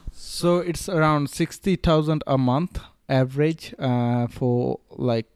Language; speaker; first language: English; non-native, local second language; Punjabi